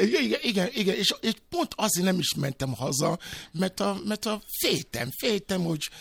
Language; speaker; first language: Hungarian; non-native, fluent; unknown